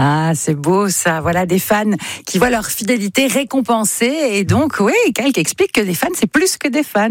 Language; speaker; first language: French; native; French